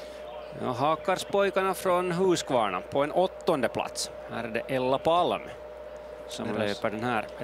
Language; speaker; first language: Swedish; native; Swedish